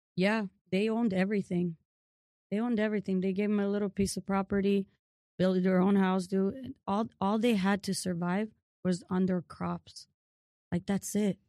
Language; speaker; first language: English; early bilingual, other home language; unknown